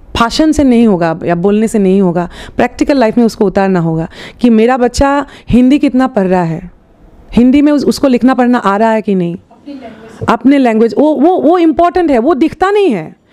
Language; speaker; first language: Hindi; non-native, local second language; Assamese